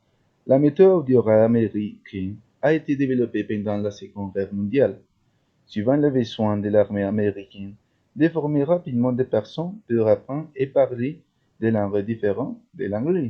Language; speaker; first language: French; non-native, learner; Spanish